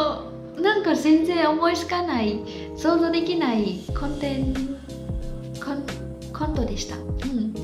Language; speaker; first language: Japanese; non-native, fluent; Khmer